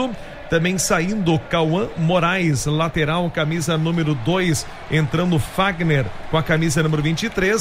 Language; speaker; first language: Portuguese; native; Portuguese